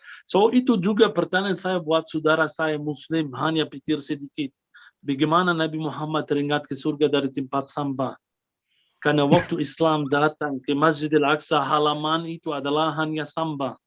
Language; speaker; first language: Indonesian; non-native, fluent; Arabic